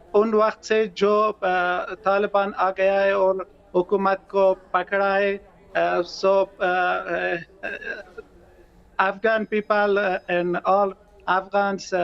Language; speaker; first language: Hindi; non-native, local second language; Pashto